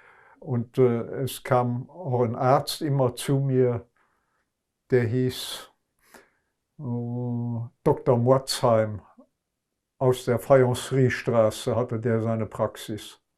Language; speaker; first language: German; non-native, local second language; Luxembourgish